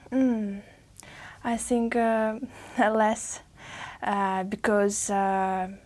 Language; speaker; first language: English; non-native, fluent; Uzbek